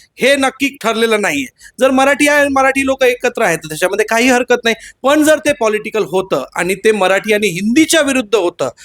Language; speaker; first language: Marathi; non-native, local second language; Hindi